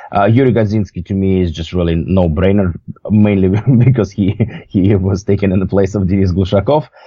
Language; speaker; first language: English; non-native, fluent; Russian